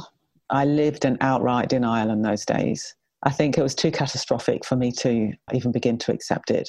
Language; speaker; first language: English; native; English